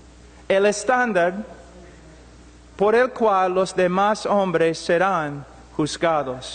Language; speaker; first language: Spanish; non-native, fluent; English